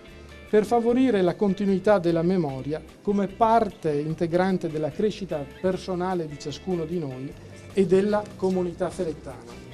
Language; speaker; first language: Italian; native; Italian